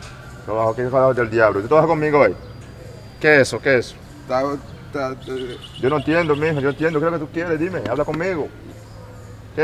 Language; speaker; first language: Spanish; native; Spanish